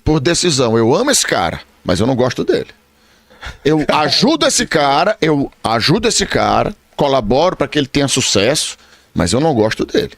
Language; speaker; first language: Portuguese; native; Portuguese